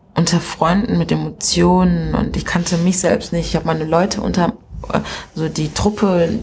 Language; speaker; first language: German; early bilingual, other home language; Swahili